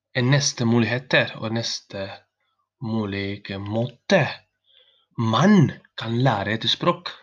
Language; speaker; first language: Norwegian; non-native, learner; Spanish